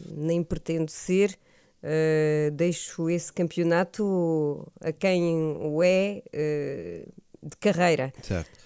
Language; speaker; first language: Portuguese; early bilingual, other home language; French